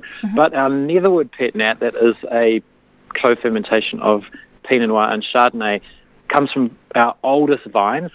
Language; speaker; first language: English; native; English